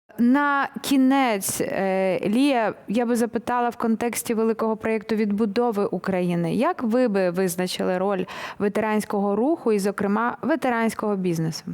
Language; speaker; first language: Ukrainian; native; Ukrainian